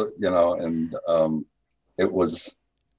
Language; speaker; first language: English; native; English